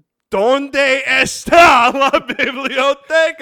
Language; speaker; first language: Spanish; non-native, learner; English